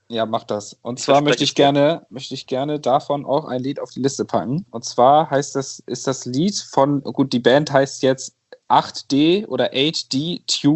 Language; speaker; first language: German; native; German